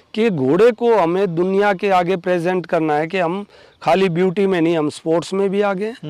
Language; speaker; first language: Hindi; native; Hindi